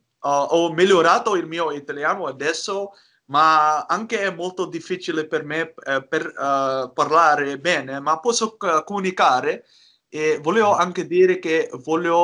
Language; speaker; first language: Italian; non-native, learner; Dutch